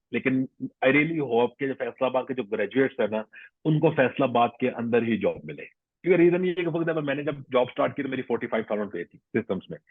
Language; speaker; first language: Urdu; non-native, local second language; Punjabi